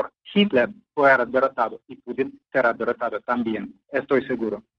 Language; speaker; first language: Spanish; non-native, fluent; Ukrainian